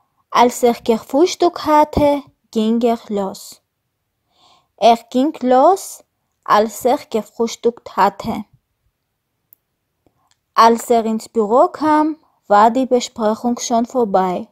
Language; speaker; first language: German; non-native, fluent; Armenian